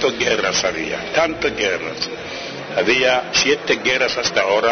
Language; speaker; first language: Spanish; non-native, fluent; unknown